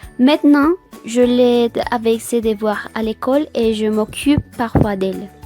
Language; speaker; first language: French; non-native, fluent; Spanish